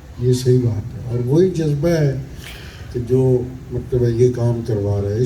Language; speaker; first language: Urdu; non-native, local second language; Punjabi